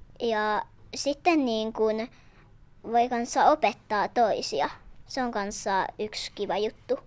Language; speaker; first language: Finnish; non-native, local second language; Swedish